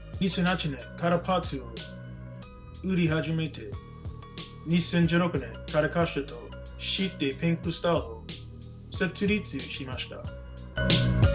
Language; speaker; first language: Japanese; non-native, learner; English